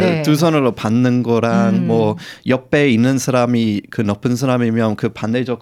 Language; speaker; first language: Korean; non-native, fluent; English